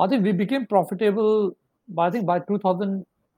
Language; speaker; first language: English; non-native, local second language; Hindi